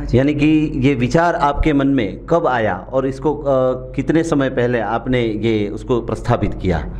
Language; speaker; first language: Hindi; non-native, local second language; Gujarati